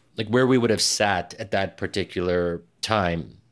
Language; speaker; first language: English; early bilingual, other home language; Arabic